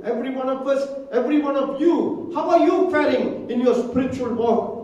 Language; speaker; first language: English; non-native, local second language; Tamil